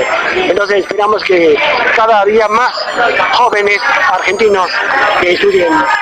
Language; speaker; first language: Spanish; non-native, fluent; Chinese